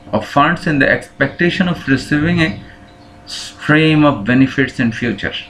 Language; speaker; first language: English; non-native, local second language; Bangla